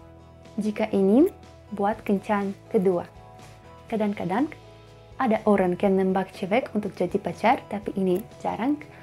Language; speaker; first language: Indonesian; non-native, fluent; Russian